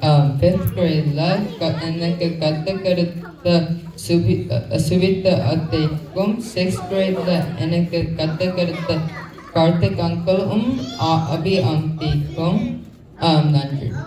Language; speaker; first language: Tamil; early bilingual, heritage; English